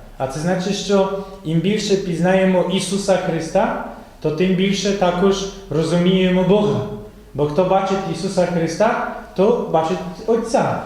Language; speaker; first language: Ukrainian; non-native, fluent; Polish